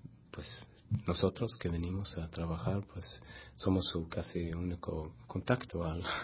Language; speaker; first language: Spanish; non-native, fluent; Swedish